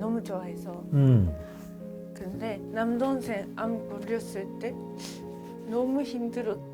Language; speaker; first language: Korean; non-native, learner; Japanese